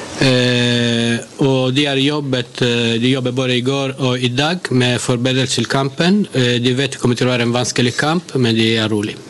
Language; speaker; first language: Norwegian; non-native, learner; Italian